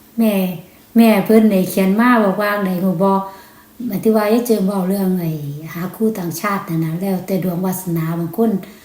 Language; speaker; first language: Thai; native; Thai